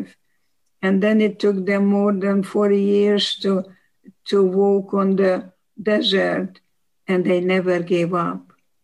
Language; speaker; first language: English; non-native, fluent; Slovak